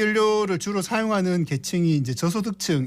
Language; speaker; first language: Korean; native; Korean